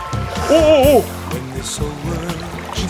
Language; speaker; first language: Korean; native; Korean